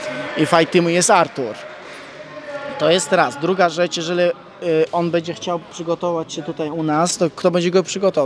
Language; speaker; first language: Polish; non-native, fluent; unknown